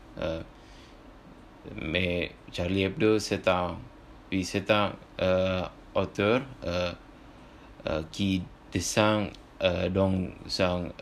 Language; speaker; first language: French; non-native, learner; Indonesian